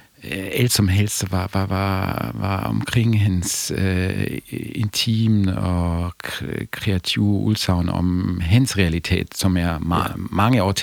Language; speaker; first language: Danish; non-native, fluent; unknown